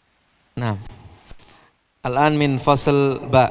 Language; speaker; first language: Arabic; non-native, fluent; Indonesian